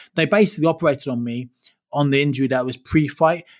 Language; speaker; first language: English; native; English